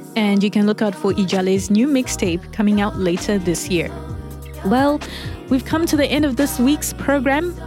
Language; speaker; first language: English; non-native, local second language; Shona